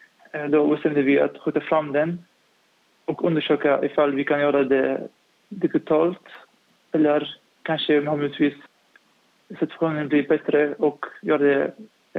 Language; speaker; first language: Swedish; non-native, fluent; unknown